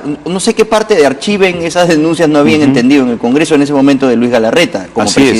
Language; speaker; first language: Spanish; native; Spanish